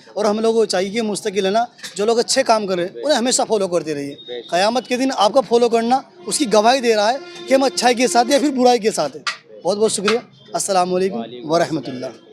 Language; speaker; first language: Hindi; native; Hindi